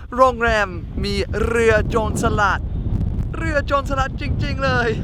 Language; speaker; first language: Thai; non-native, fluent; English